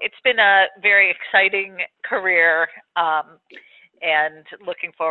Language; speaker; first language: English; native; English